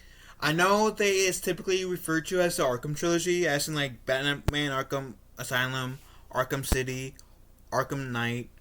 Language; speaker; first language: English; native; English